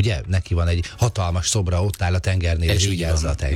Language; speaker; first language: Hungarian; native; Hungarian